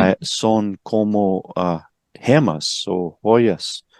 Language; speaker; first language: Spanish; non-native, learner; English